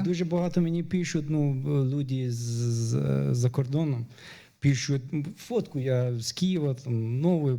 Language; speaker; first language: Ukrainian; non-native, fluent; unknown